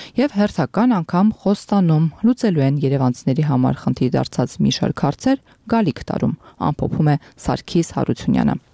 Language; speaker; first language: Armenian; native; Armenian